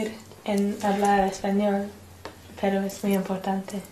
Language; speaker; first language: Spanish; non-native, learner; English